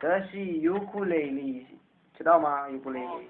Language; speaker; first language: Chinese; non-native, learner; Indonesian